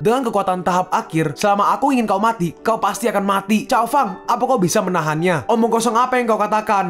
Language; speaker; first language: Indonesian; native; Indonesian